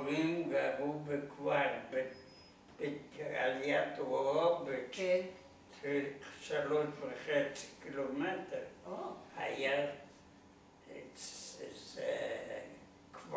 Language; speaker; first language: Hebrew; non-native, learner; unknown